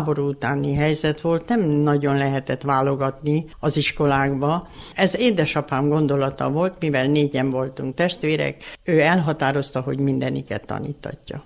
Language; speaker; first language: Hungarian; native; Hungarian